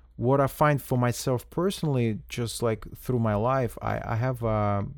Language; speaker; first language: English; non-native, fluent; Russian